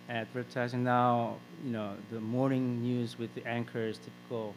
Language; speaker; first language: English; non-native, fluent; Korean